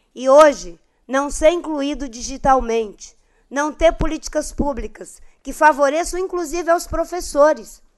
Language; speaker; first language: Portuguese; native; Portuguese